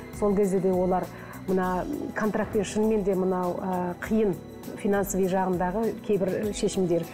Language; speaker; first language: Kazakh; early bilingual, heritage; Kazakh